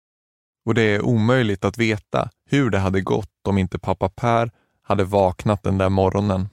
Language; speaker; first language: Swedish; native; Swedish